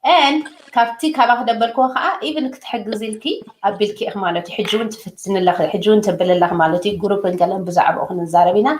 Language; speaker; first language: Tigrinya; native; Tigrinya